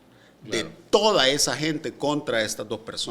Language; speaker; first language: Spanish; native; Spanish